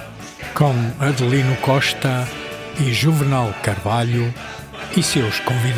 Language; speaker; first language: Portuguese; native; Portuguese